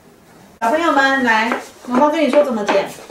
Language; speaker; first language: Chinese; native; Chinese